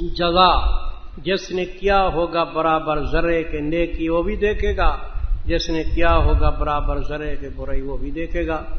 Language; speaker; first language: Urdu; native; Urdu